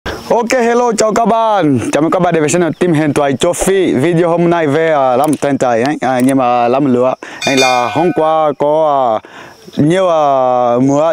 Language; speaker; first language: Vietnamese; non-native, learner; Portuguese